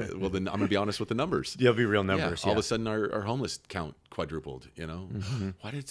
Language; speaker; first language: English; native; English